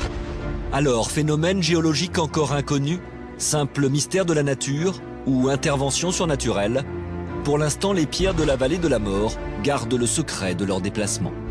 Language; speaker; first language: French; native; French